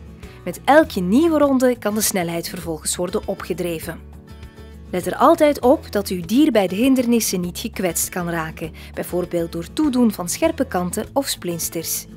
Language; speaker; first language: Dutch; native; Dutch